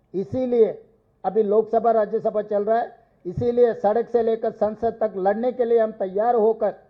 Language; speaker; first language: Hindi; non-native, local second language; Telugu